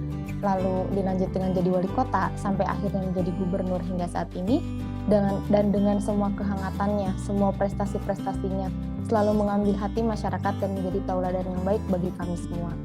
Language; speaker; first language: Indonesian; native; Indonesian